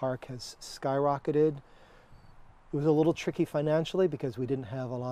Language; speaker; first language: English; native; English